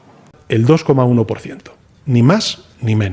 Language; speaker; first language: Spanish; native; Spanish